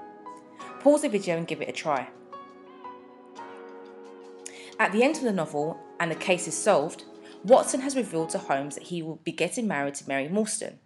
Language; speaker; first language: English; native; English